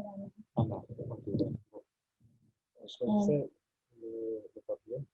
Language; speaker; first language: French; non-native, learner; Russian